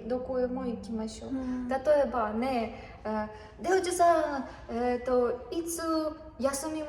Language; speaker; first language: Japanese; non-native, learner; Sinhala